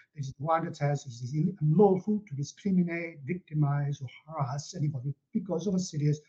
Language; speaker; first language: English; non-native, fluent; Catalan